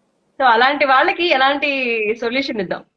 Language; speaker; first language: Telugu; native; Telugu